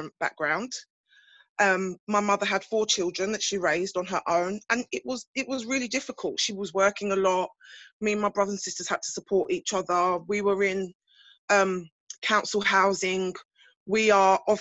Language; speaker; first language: English; native; English